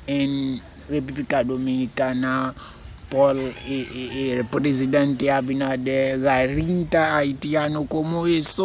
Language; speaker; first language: Spanish; non-native, learner; Haitian Creole